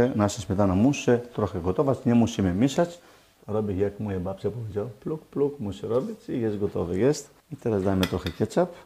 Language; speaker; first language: Polish; non-native, fluent; Greek